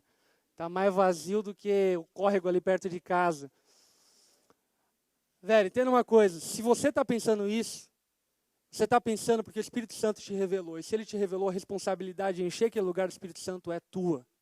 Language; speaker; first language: Portuguese; native; Portuguese